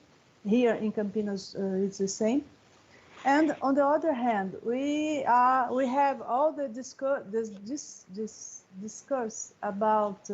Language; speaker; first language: English; non-native, learner; Portuguese